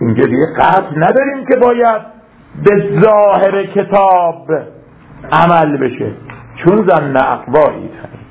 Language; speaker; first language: Persian; native; Persian